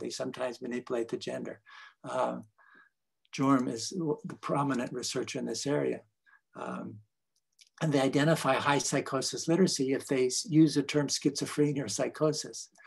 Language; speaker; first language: English; early bilingual, other home language; Spanish